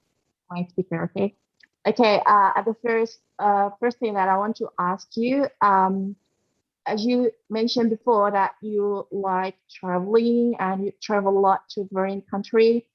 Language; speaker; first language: English; non-native, learner; Indonesian